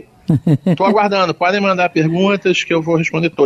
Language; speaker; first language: Portuguese; native; Portuguese